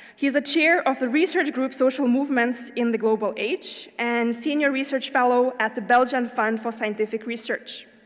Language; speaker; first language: English; non-native, fluent; Lithuanian